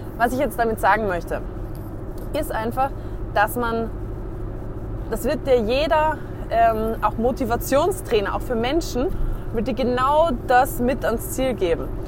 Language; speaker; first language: German; native; German